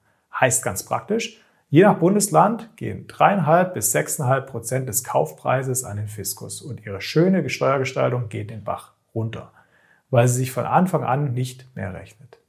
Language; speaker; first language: German; native; German